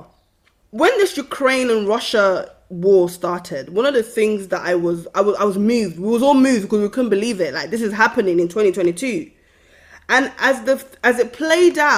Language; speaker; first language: English; native; English